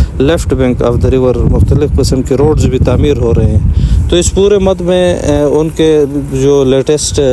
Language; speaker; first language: Urdu; non-native, local second language; Shina